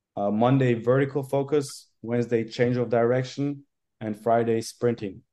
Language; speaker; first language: English; non-native, fluent; German